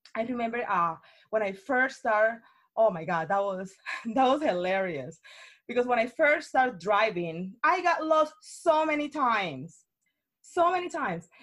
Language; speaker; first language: English; non-native, fluent; Spanish